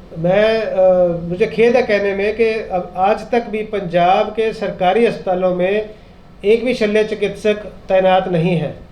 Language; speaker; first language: Hindi; non-native, local second language; Punjabi